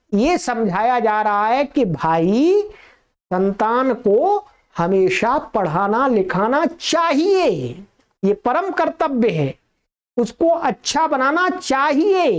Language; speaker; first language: Hindi; native; Hindi